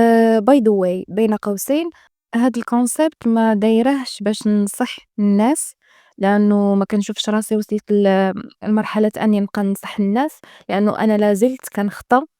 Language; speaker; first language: Arabic; native; Arabic